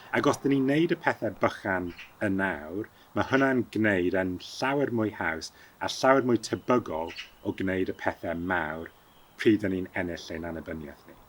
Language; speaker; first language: Welsh; early bilingual, heritage; Welsh